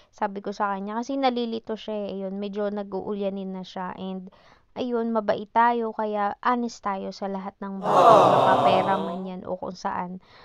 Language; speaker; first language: Filipino; native; Filipino